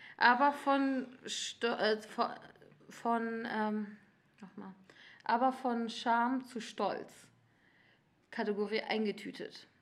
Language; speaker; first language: German; early bilingual, other home language; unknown